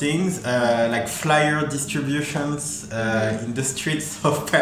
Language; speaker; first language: English; non-native, fluent; French